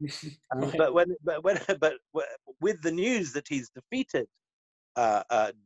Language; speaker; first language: English; native; English